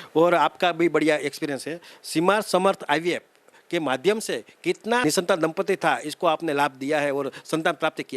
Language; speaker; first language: Hindi; non-native, local second language; Gujarati